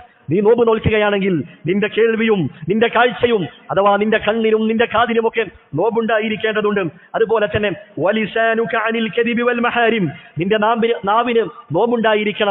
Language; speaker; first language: Malayalam; native; Malayalam